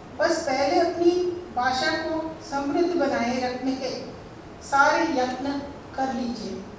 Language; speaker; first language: Hindi; non-native, local second language; Tamil